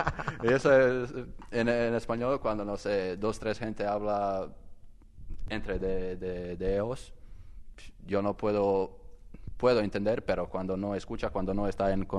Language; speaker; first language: Spanish; non-native, learner; Croatian